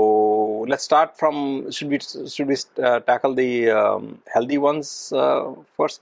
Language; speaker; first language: English; non-native, local second language; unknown